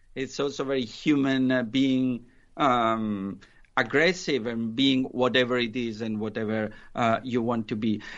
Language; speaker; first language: English; non-native, fluent; Italian